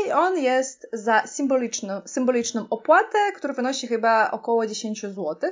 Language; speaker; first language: Polish; non-native, fluent; Russian